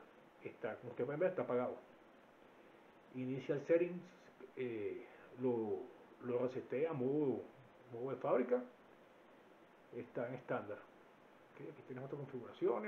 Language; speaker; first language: Spanish; native; Spanish